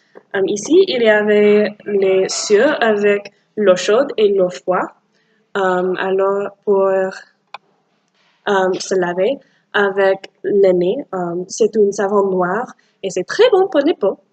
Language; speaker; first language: French; non-native, learner; English